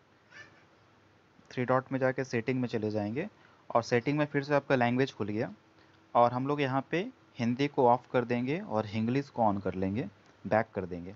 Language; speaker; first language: Hindi; native; Hindi